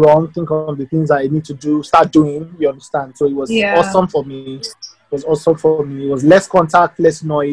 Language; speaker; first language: English; non-native, local second language; Yoruba